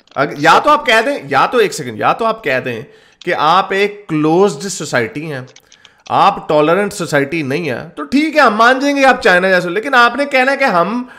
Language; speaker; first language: Urdu; native; Urdu